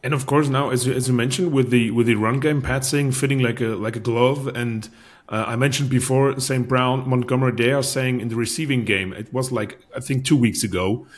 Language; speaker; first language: English; non-native, fluent; German